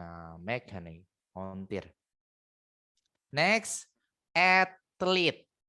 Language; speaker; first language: English; non-native, local second language; Indonesian